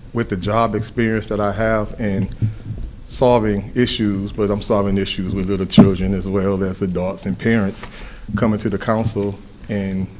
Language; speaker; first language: English; native; English